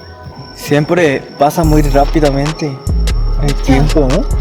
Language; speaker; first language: Spanish; non-native, learner; Korean